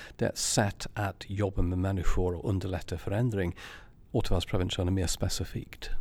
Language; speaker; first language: Swedish; non-native, fluent; English